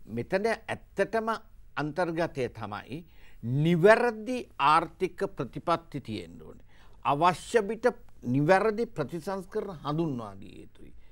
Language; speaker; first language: Sinhala; native; Sinhala